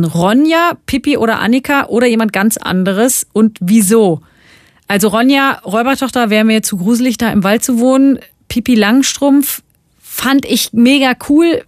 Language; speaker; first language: German; native; German